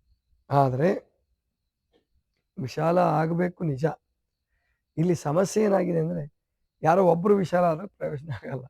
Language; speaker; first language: Kannada; native; Kannada